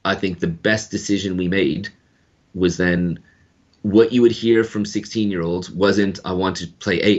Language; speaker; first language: English; native; English